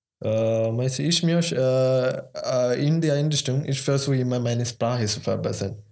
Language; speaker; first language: German; non-native, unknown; Malayalam